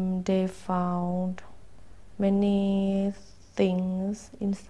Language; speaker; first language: English; non-native, learner; Thai